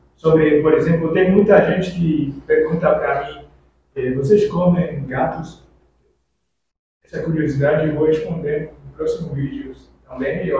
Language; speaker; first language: Portuguese; non-native, fluent; Haitian Creole